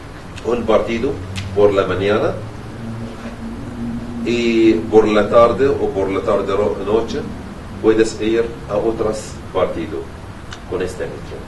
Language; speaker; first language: Spanish; non-native, learner; Arabic